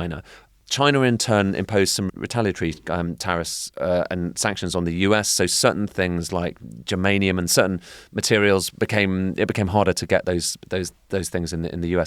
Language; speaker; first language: English; native; English